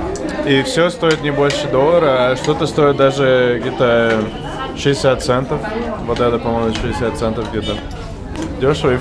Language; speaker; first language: Russian; non-native, fluent; English